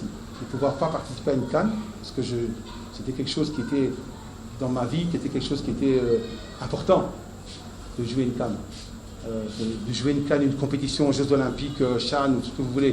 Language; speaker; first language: French; native; French